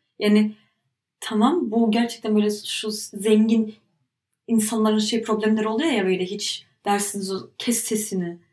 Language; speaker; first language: Turkish; early bilingual, heritage; Turkish